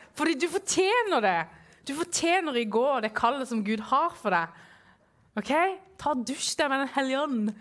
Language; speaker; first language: Norwegian; early bilingual, other home language; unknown